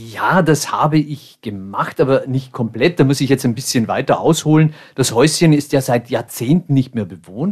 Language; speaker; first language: German; native; German